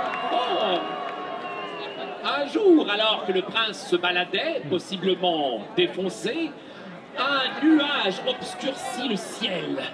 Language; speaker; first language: French; native; French